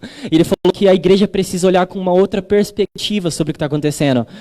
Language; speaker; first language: Portuguese; native; Portuguese